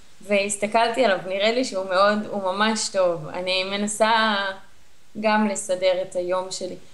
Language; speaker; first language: Hebrew; native; Hebrew